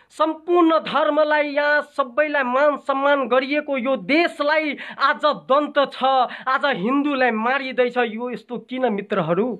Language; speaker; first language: Nepali; non-native, local second language; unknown